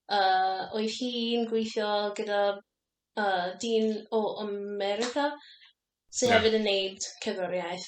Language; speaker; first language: Welsh; non-native, learner; English